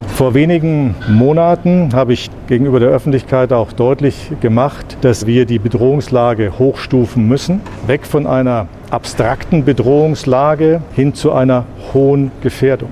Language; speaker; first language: German; native; German